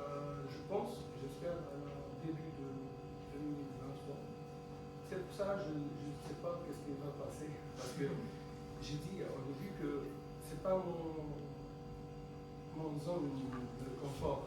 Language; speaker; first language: French; non-native, fluent; Arabic